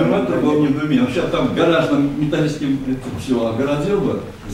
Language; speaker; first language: Russian; native; Russian